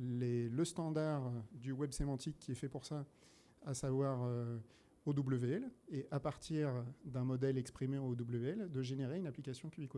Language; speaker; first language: French; native; French